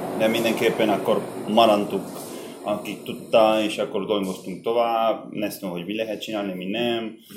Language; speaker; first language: Hungarian; non-native, learner; Spanish